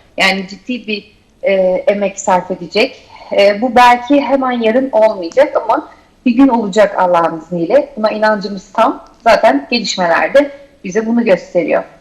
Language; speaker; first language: Turkish; native; Turkish